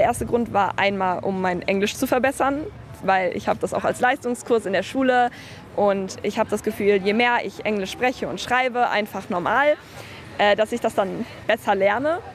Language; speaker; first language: German; native; German